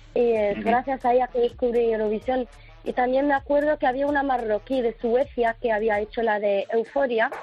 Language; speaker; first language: Spanish; non-native, fluent; Arabic